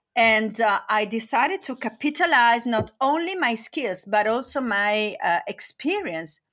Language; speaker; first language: English; non-native, fluent; Italian